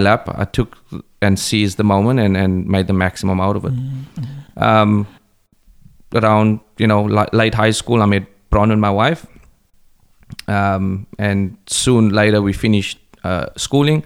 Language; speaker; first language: English; native; English